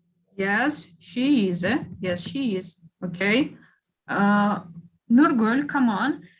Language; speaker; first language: English; non-native, fluent; Kyrgyz